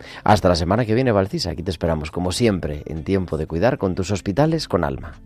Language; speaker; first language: Spanish; native; Spanish